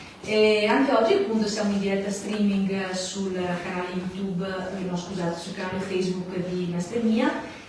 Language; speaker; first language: Italian; native; Italian